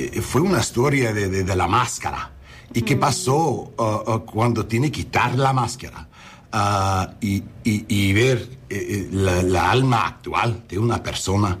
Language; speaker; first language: Spanish; non-native, learner; English